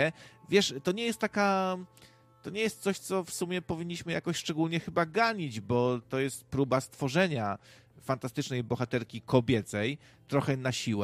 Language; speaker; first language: Polish; native; Polish